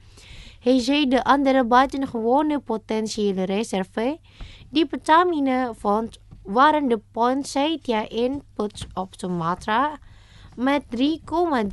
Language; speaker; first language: Dutch; non-native, learner; Indonesian